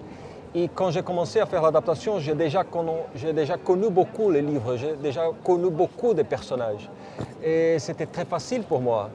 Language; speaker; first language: French; non-native, fluent; Portuguese